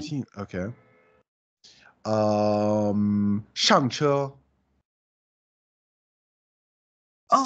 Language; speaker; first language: Chinese; non-native, learner; English